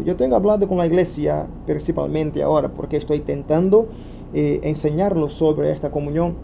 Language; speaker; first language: Spanish; non-native, fluent; Portuguese